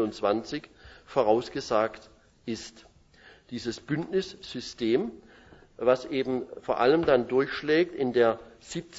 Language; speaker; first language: German; native; German